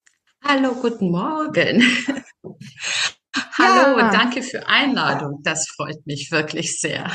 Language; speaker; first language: German; non-native, fluent; Serbian